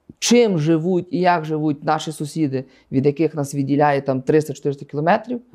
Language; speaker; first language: Ukrainian; native; Ukrainian